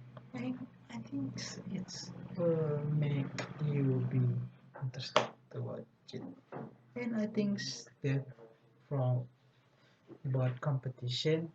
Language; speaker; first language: English; non-native, learner; Indonesian